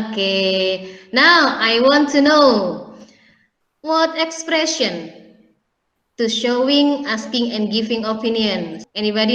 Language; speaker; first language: English; non-native, learner; Indonesian